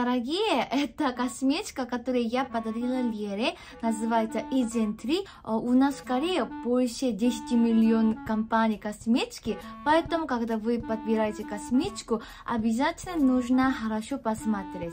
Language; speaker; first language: Russian; non-native, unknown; Korean